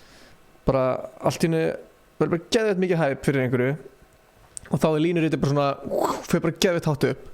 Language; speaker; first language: Icelandic; native; Icelandic